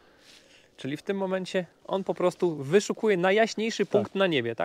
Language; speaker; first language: Polish; native; Polish